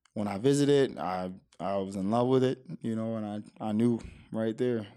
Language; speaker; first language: English; native; English